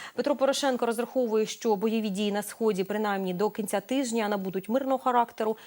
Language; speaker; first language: Ukrainian; native; Ukrainian